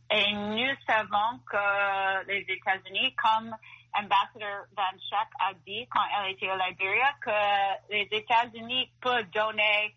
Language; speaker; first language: French; non-native, fluent; English